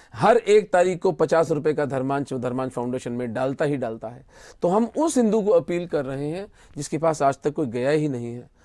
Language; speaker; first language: Hindi; native; Hindi